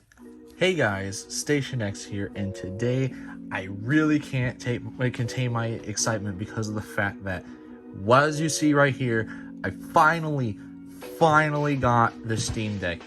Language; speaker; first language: English; native; English